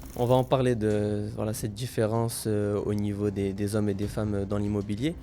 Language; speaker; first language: French; native; French